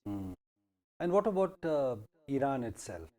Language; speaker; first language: English; non-native, local second language; Hindi